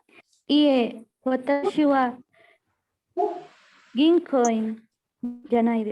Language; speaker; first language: Japanese; non-native, learner; Spanish